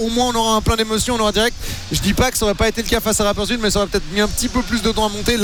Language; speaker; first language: French; native; French